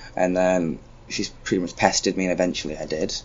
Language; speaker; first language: English; native; English